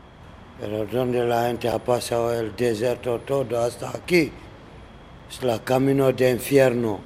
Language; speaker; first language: Spanish; non-native, learner; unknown